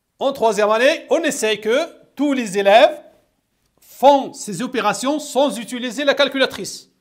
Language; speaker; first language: French; non-native, local second language; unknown